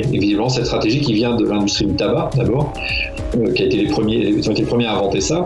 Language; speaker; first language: French; native; French